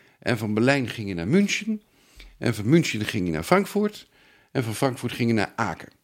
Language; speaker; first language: Dutch; native; Dutch